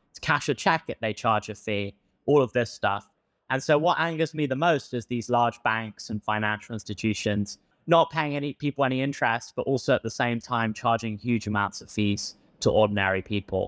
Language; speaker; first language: English; native; English